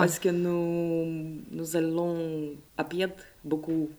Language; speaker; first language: French; non-native, learner; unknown